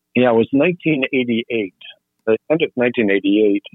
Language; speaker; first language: English; non-native, fluent; Dutch